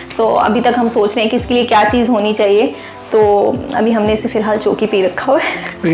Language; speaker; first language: Urdu; native; Urdu